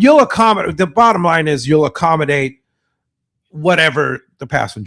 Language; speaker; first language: English; native; English